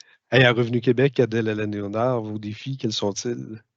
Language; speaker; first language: French; native; French